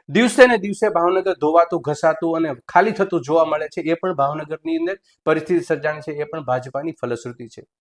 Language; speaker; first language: Gujarati; native; Gujarati